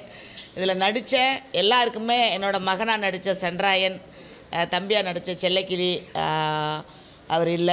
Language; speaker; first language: Tamil; native; Tamil